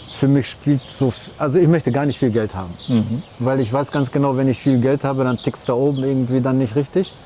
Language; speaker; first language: German; early bilingual, other home language; Arabic